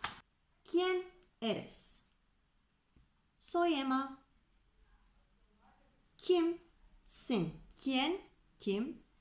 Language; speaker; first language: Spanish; non-native, fluent; Turkish